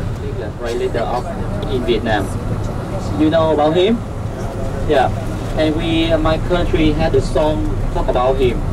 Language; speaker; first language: English; non-native, local second language; Vietnamese